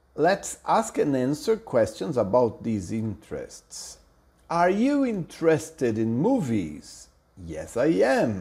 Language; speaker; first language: English; non-native, fluent; Portuguese